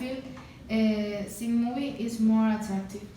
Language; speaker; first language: English; non-native, learner; Spanish